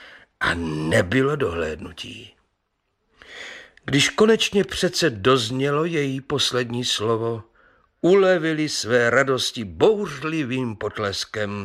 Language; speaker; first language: Czech; native; Czech